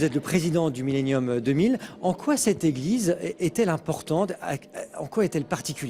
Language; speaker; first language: French; native; French